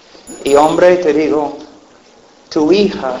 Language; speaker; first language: Spanish; non-native, fluent; English